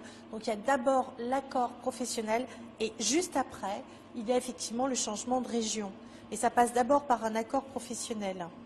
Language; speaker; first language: French; native; French